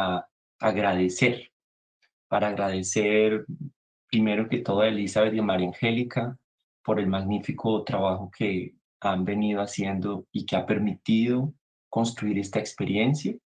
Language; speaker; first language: Spanish; native; Spanish